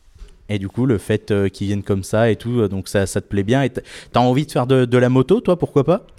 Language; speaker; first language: French; native; French